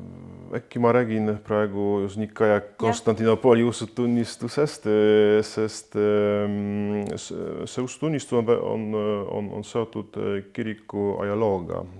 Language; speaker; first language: Estonian; non-native, fluent; Polish